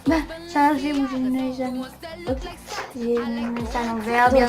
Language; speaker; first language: French; native; French